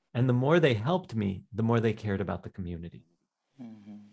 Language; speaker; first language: English; native; English